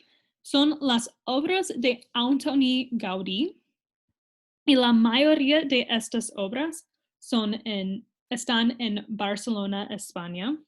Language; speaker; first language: Spanish; non-native, fluent; English